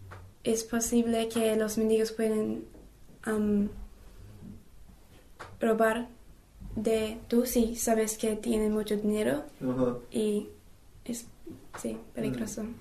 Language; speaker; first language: Spanish; non-native, learner; English